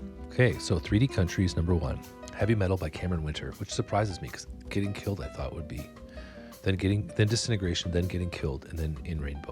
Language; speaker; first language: English; native; English